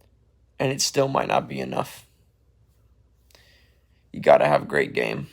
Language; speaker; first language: English; native; English